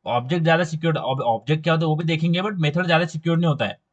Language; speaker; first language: Hindi; non-native, local second language; Marathi